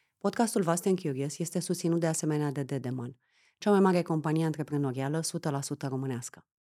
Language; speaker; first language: Romanian; native; Romanian